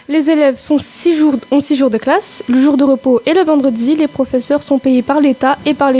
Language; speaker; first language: French; native; French